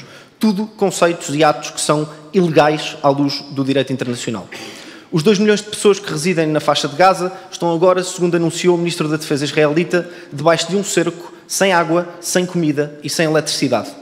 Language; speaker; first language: Portuguese; native; Portuguese